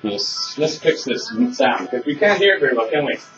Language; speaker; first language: English; native; English